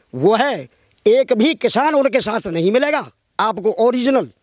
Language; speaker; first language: Hindi; native; Hindi